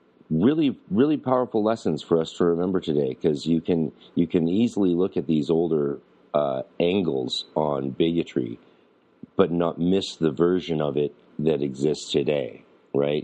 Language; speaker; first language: English; native; English